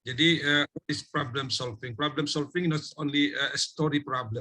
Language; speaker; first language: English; non-native, fluent; Indonesian